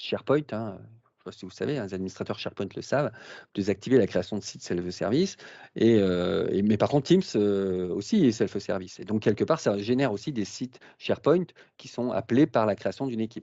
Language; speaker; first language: French; native; French